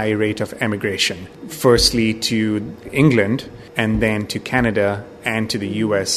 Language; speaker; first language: English; non-native, local second language; Bangla